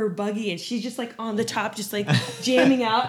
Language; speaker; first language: English; non-native, fluent; Spanish